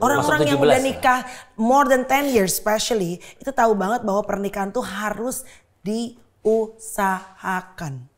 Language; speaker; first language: Indonesian; native; Indonesian